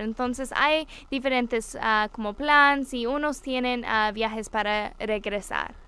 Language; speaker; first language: Spanish; non-native, learner; English